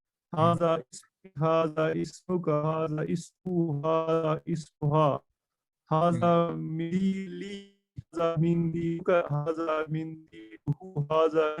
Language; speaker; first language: Arabic; non-native, learner; Urdu